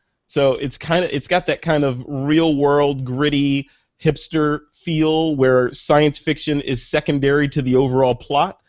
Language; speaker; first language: English; native; English